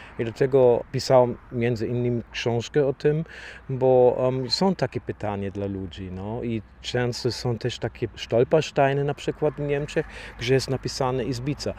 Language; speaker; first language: Polish; non-native, fluent; German